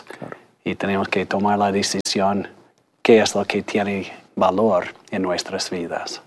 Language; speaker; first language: Spanish; non-native, fluent; English